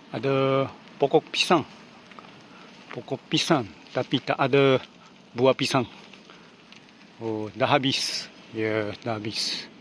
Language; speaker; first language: Malay; non-native, learner; Japanese